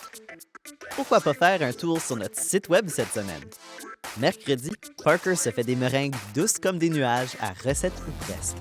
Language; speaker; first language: French; native; French